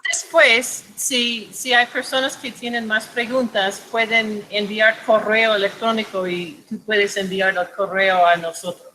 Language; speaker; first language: Spanish; non-native, fluent; English